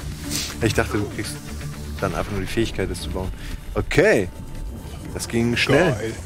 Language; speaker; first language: German; native; German